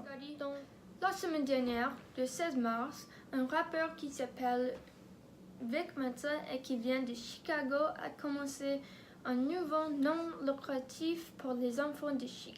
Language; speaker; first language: French; non-native, learner; English